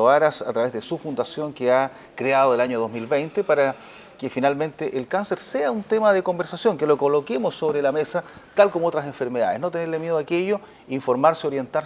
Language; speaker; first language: Spanish; native; Spanish